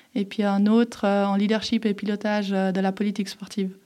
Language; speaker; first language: French; early bilingual, other home language; German